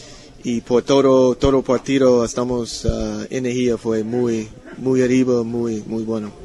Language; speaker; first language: Spanish; non-native, learner; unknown